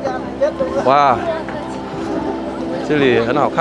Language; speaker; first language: Chinese; non-native, learner; Vietnamese